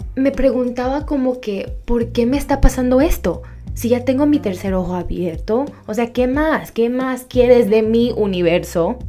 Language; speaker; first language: Spanish; early bilingual, heritage; Spanish